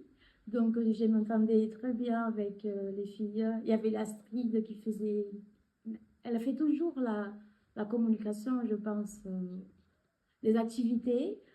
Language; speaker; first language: French; non-native, fluent; Portuguese